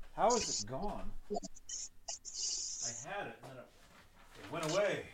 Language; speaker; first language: English; native; English